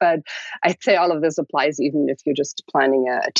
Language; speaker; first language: English; non-native, fluent; German